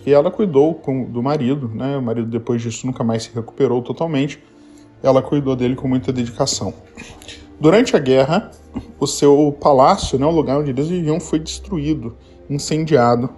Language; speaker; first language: Portuguese; native; Portuguese